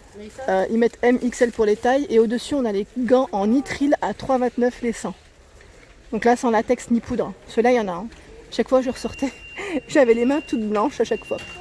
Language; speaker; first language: French; native; French